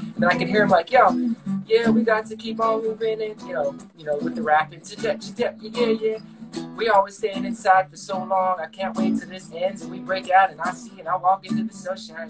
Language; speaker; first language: English; native; English